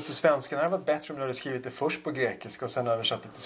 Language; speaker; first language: Swedish; native; Swedish